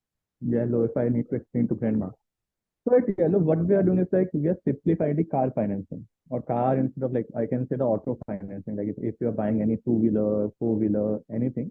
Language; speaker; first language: English; non-native, local second language; Hindi